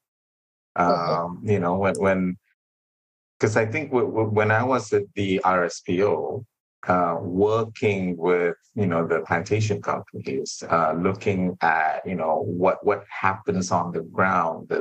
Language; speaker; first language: English; non-native, local second language; Malay